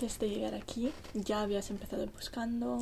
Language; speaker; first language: Spanish; non-native, learner; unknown